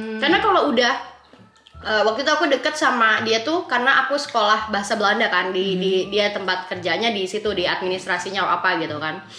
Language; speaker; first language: Indonesian; native; Indonesian